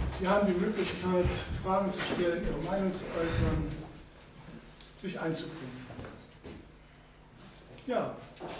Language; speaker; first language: German; native; German